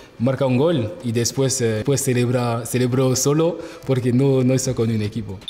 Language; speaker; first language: Spanish; non-native, learner; French